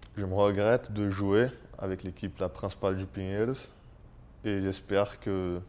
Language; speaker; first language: French; early bilingual, heritage; French